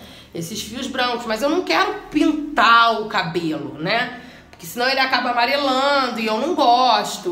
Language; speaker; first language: Portuguese; native; Portuguese